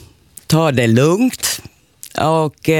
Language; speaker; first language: Swedish; non-native, learner; Finnish